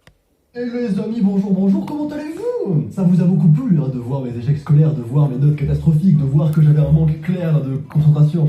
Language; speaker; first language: French; native; French